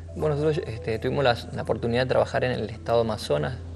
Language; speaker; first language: Spanish; native; Spanish